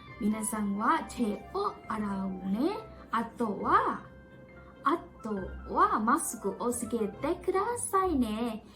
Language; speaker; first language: Japanese; non-native, learner; Thai